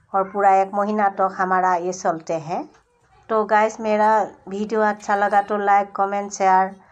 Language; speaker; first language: Hindi; non-native, local second language; Assamese